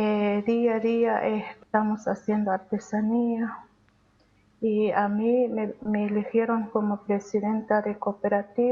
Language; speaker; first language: Spanish; non-native, local second language; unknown